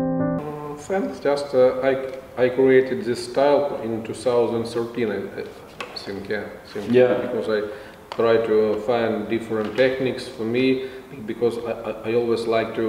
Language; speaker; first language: English; non-native, fluent; Russian